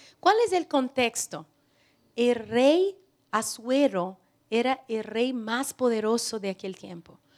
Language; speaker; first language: Spanish; non-native, fluent; Portuguese